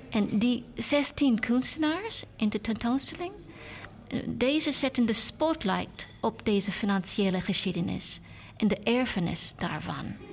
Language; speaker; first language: Dutch; non-native, learner; English